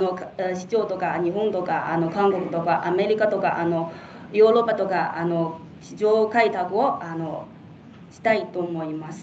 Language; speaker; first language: Japanese; non-native, fluent; Chinese